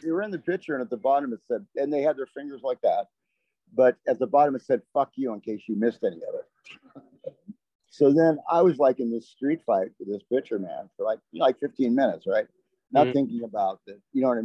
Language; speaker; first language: English; native; English